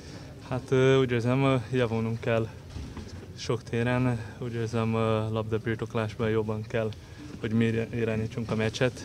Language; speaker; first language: Hungarian; non-native, fluent; Portuguese